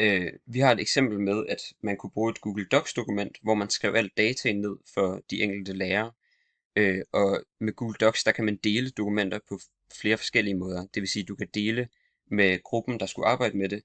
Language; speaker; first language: Danish; native; Danish